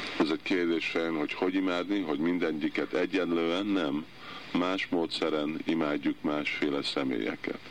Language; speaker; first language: Hungarian; early bilingual, heritage; Hungarian